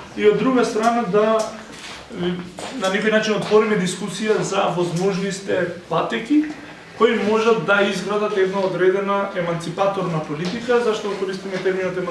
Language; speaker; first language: Macedonian; non-native, local second language; Albanian